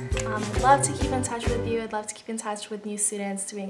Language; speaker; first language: English; native; English